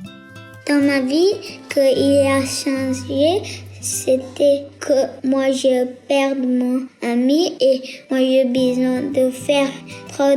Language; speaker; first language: French; non-native, learner; English